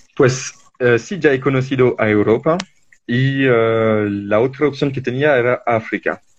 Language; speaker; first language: Spanish; non-native, fluent; French